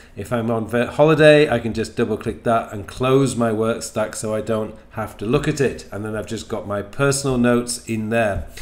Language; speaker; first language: English; native; English